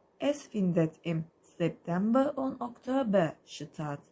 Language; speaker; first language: German; non-native, fluent; Turkish